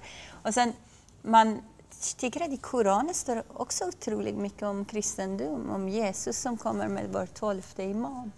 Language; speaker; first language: Swedish; non-native, fluent; Persian